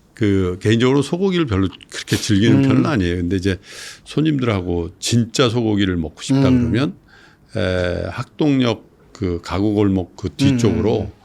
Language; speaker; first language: Korean; native; Korean